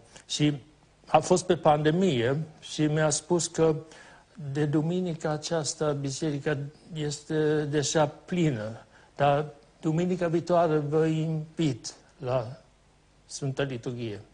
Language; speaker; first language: Romanian; non-native, fluent; Swedish